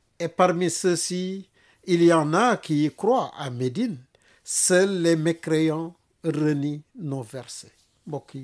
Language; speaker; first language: French; non-native, local second language; Wolof